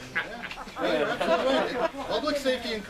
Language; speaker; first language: English; native; English